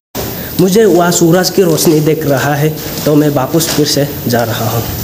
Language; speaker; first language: Hindi; non-native, local second language; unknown